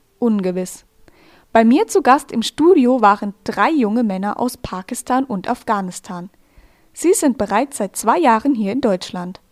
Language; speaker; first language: German; native; German